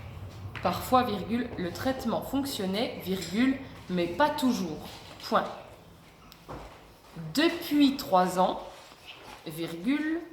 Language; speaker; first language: French; native; French